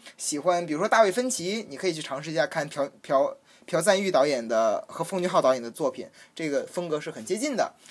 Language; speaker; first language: Chinese; native; Chinese